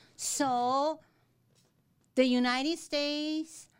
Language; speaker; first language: English; non-native, fluent; Chinese